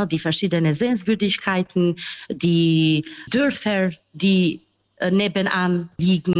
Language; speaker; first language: German; non-native, fluent; Albanian